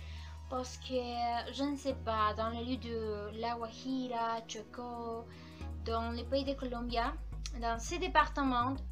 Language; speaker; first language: French; non-native, learner; Spanish